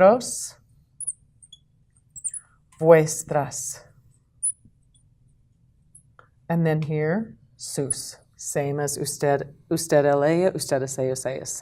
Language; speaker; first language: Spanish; non-native, fluent; English